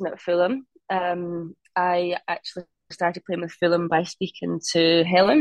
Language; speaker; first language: English; native; English